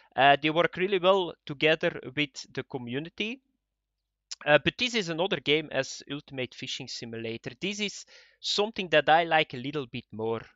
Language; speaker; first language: English; non-native, fluent; Dutch